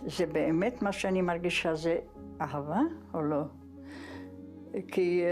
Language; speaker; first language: Hebrew; non-native, fluent; Czech